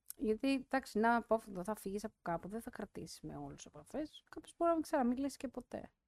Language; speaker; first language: Greek; native; Greek